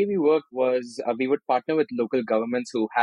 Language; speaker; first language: English; non-native, local second language; Telugu